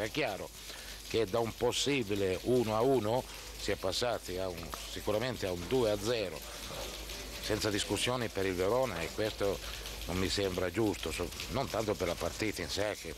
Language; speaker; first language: Italian; native; Italian